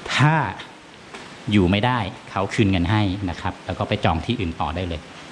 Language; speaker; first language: Thai; native; Thai